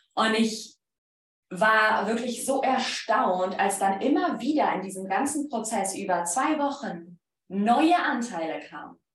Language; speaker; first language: German; non-native, fluent; Polish